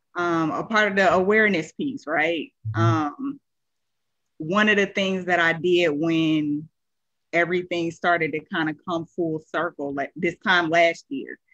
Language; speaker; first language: English; native; English